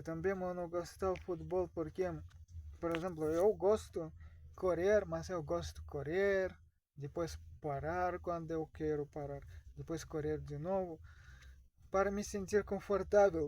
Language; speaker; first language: Portuguese; non-native, learner; Russian